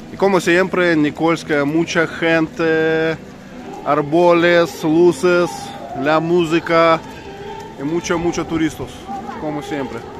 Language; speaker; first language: Spanish; non-native, learner; Russian